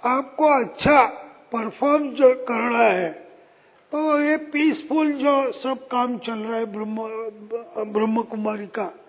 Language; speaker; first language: Hindi; non-native, local second language; Marathi